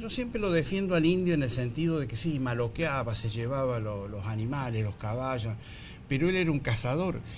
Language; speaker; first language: Spanish; native; Spanish